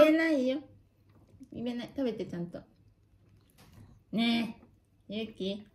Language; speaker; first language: Japanese; native; Japanese